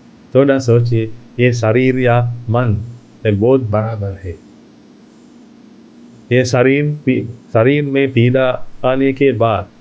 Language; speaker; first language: Hindi; non-native, fluent; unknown